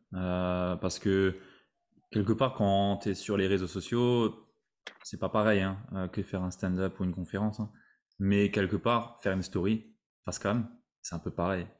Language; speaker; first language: French; native; French